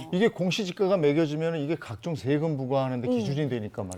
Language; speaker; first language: Korean; native; Korean